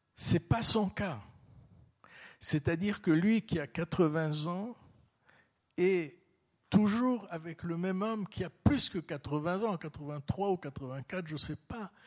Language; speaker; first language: French; early bilingual, other home language; Turkish